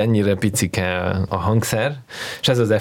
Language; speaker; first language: Hungarian; non-native, fluent; Russian